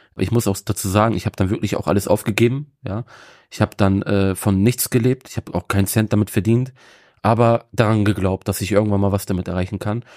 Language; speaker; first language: German; native; German